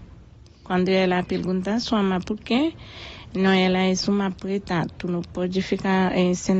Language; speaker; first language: Portuguese; non-native, learner; Haitian Creole